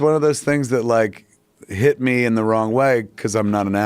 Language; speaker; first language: English; native; English